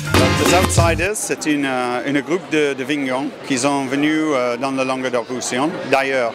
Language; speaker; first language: French; non-native, fluent; English